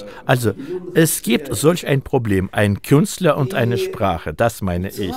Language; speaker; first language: German; non-native, fluent; Russian